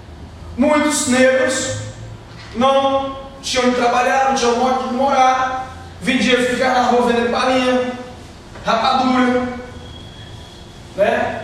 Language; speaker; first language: Portuguese; native; Portuguese